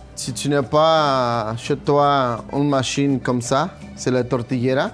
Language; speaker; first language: French; non-native, learner; Spanish